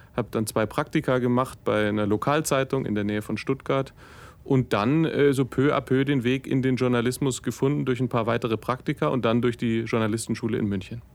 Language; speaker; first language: German; native; German